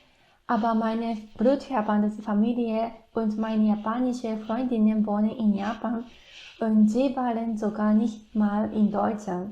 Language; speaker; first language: German; non-native, fluent; Japanese